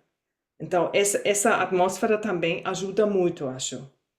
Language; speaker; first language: Portuguese; non-native, fluent; German